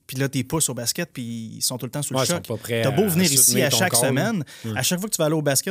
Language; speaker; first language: French; native; French